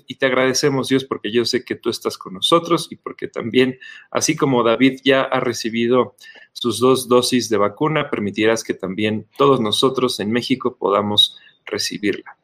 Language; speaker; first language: Spanish; native; Spanish